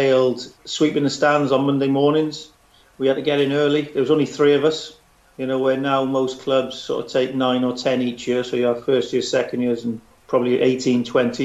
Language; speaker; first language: English; native; English